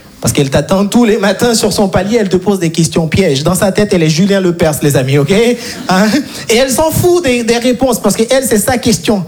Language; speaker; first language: French; non-native, local second language; Haitian Creole